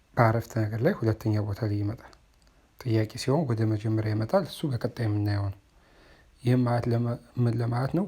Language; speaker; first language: Amharic; native; Amharic